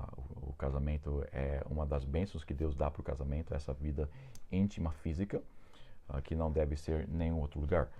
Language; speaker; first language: Portuguese; non-native, fluent; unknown